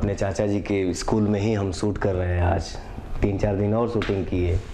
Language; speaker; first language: Hindi; non-native, local second language; Bhojpuri